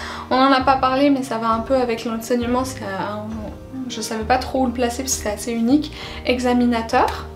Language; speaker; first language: French; native; French